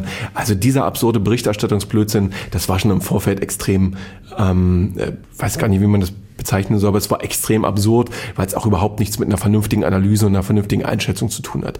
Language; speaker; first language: German; native; German